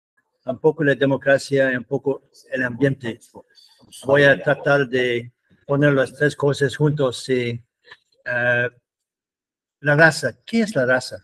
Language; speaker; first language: Spanish; non-native, fluent; English